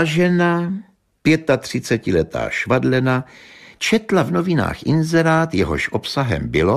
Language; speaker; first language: Czech; native; Czech